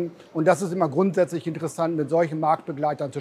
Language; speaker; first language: German; native; German